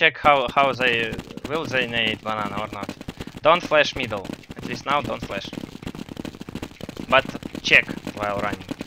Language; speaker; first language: English; non-native, learner; Russian